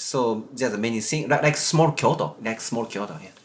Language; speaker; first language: English; non-native, learner; Japanese